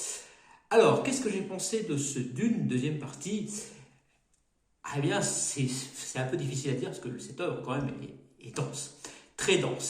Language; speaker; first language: French; native; French